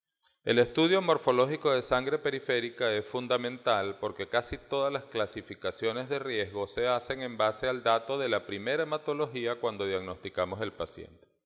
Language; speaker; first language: Spanish; native; Spanish